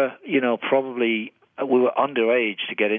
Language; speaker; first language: English; native; English